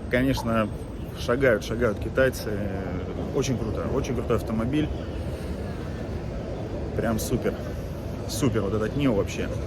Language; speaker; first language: Russian; native; Russian